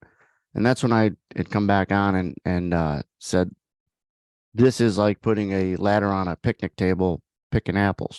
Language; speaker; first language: English; native; English